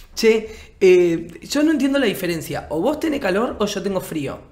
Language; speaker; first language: Spanish; native; Spanish